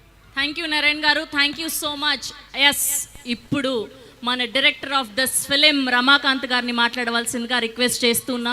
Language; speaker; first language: Telugu; native; Telugu